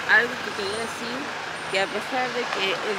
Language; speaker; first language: Spanish; native; Spanish